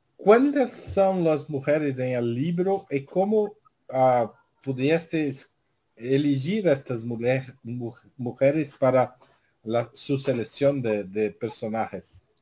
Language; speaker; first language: Spanish; non-native, learner; Portuguese